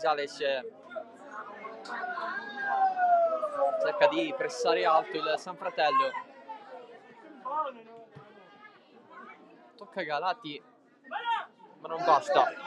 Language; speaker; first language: Italian; native; Italian